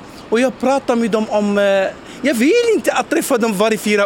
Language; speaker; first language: Swedish; non-native, learner; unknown